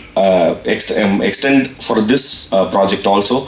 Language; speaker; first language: English; non-native, local second language; Tamil